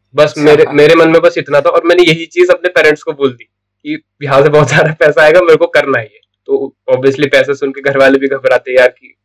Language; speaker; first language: Hindi; non-native, local second language; Marathi